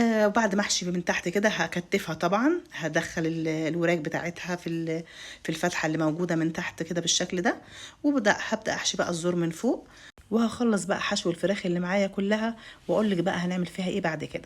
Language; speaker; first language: Arabic; native; Arabic